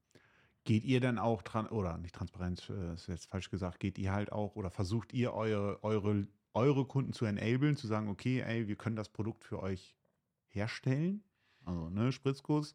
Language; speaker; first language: German; native; German